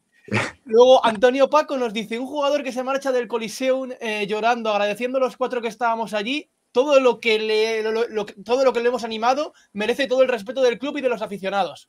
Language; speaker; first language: Spanish; native; Spanish